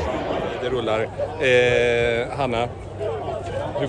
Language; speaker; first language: Swedish; native; Swedish